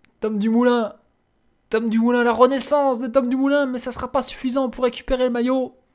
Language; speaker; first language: French; native; French